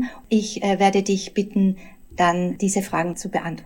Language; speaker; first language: German; native; German